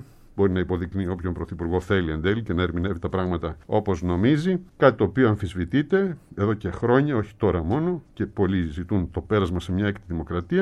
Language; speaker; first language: Greek; native; Greek